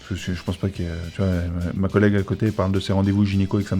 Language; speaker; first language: French; native; French